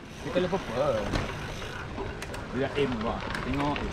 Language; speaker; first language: Malay; native; Malay